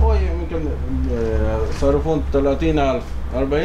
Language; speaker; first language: Arabic; non-native, learner; Persian